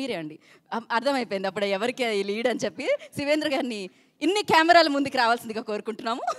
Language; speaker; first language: Telugu; native; Telugu